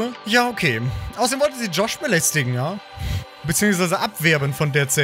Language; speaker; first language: German; native; German